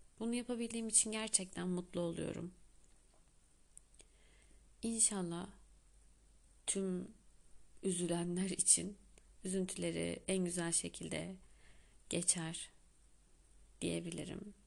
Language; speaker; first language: Turkish; native; Turkish